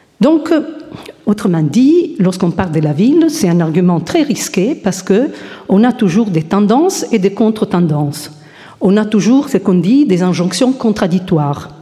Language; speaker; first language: French; non-native, fluent; Italian